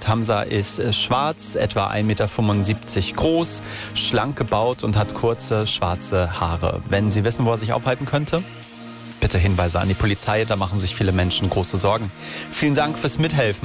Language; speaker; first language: German; native; German